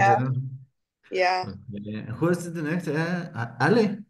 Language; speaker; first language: English; non-native, learner; Spanish